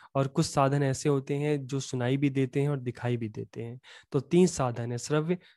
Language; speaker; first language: Hindi; native; Hindi